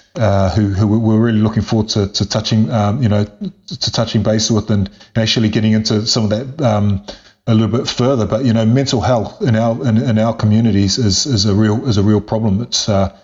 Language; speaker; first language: English; native; English